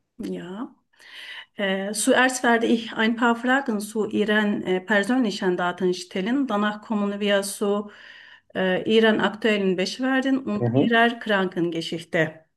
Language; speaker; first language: German; non-native, learner; Turkish